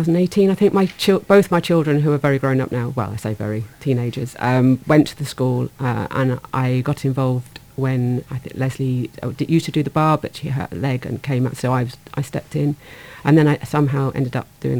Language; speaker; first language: English; native; English